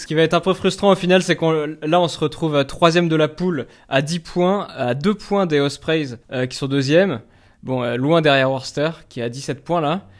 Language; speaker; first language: French; native; French